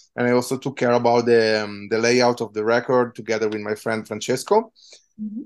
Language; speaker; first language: English; non-native, fluent; Italian